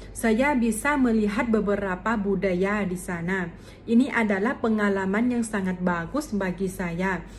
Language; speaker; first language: Indonesian; non-native, fluent; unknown